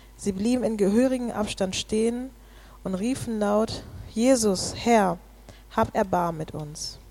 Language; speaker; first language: German; native; German